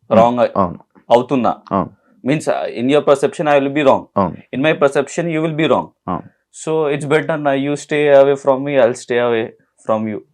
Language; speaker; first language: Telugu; non-native, local second language; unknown